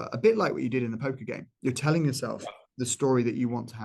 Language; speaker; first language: English; native; English